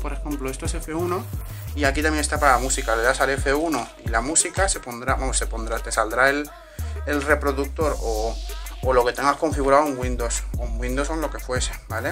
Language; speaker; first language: Spanish; native; Spanish